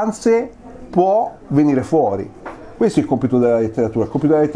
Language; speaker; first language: Italian; native; Italian